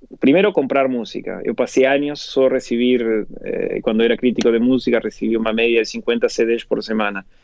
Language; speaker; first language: Portuguese; non-native, fluent; Spanish